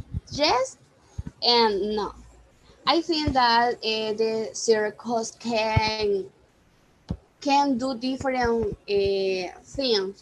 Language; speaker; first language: English; non-native, learner; Spanish